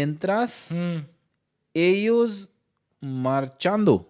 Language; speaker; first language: Spanish; non-native, learner; Hindi